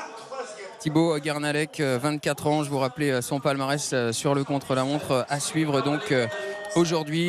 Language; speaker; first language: French; native; French